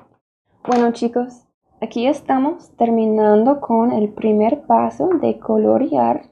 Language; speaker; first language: Spanish; non-native, fluent; English